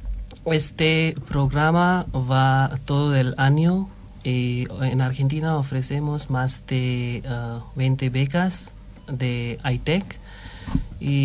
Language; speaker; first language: Spanish; non-native, fluent; Hindi